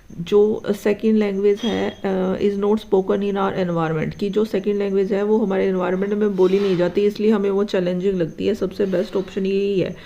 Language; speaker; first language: Hindi; native; Hindi